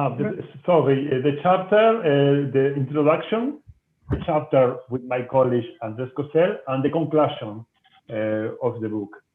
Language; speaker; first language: English; non-native, fluent; Spanish